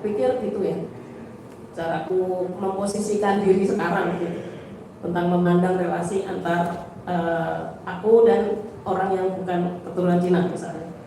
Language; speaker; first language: Indonesian; native; Indonesian